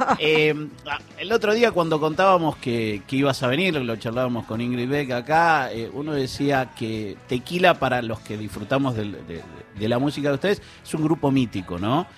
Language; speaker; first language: Spanish; native; Spanish